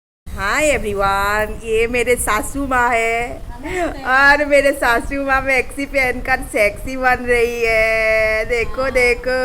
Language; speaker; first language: Hindi; non-native, local second language; Assamese